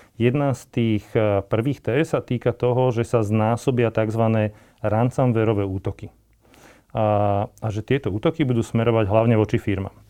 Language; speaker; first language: Slovak; native; Slovak